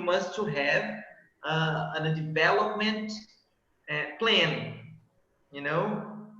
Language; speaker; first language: English; non-native, fluent; Portuguese